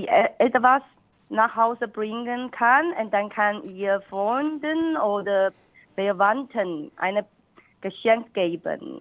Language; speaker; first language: German; non-native, learner; Chinese